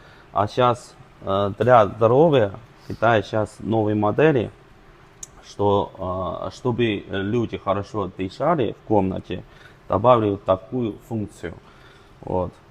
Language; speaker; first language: Russian; non-native, learner; Chinese